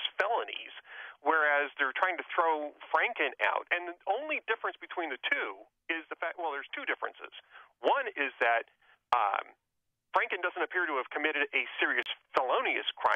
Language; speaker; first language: English; native; English